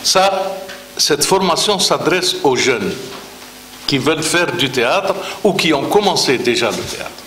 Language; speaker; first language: French; non-native, local second language; Arabic